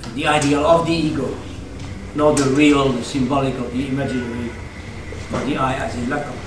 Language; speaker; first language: English; non-native, fluent; French